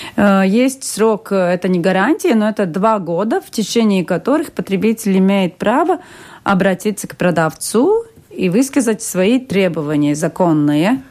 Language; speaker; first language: Russian; non-native, local second language; Latvian